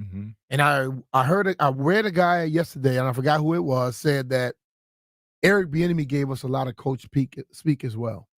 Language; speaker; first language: English; native; English